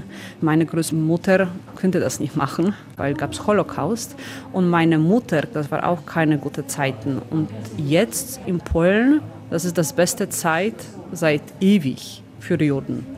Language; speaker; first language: German; non-native, fluent; Polish